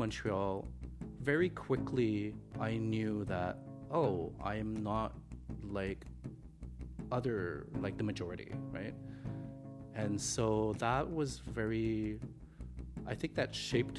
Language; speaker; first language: English; native; English